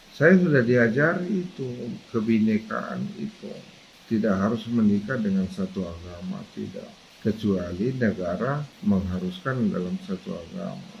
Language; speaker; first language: Indonesian; non-native, local second language; Batak Toba